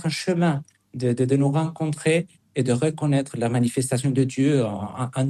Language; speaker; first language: French; non-native, fluent; Spanish